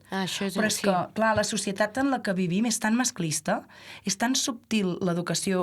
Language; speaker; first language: Catalan; native; Catalan